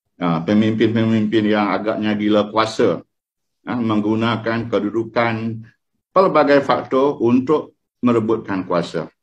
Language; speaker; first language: Malay; non-native, local second language; Iban